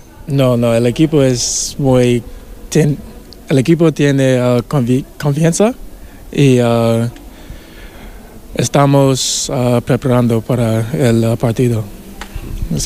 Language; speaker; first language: Spanish; non-native, learner; English